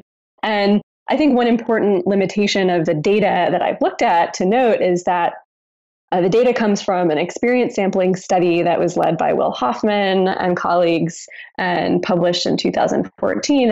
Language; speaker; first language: English; native; English